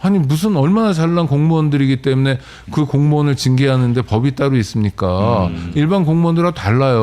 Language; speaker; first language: Korean; native; Korean